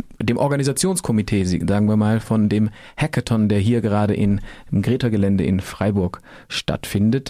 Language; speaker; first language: German; native; German